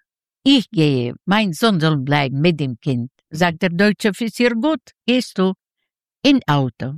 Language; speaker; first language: German; non-native, learner; Yiddish